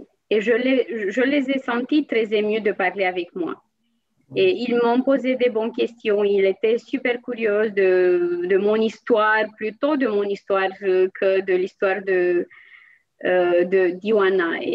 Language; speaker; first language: French; non-native, fluent; Romanian